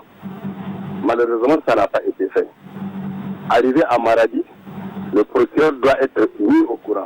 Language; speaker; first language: French; non-native, local second language; Hausa